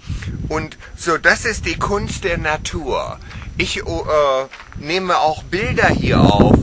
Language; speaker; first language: German; non-native, fluent; English